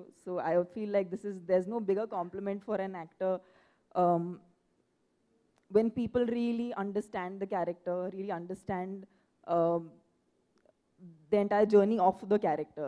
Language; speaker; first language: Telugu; non-native, fluent; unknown